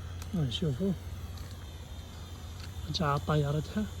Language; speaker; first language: Arabic; native; Arabic